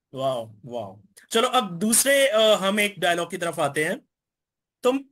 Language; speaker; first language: Hindi; native; Hindi